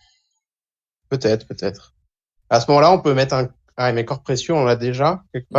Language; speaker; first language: French; native; French